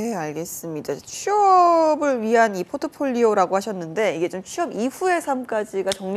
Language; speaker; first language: Korean; native; Korean